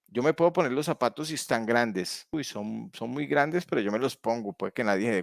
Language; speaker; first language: Spanish; native; Spanish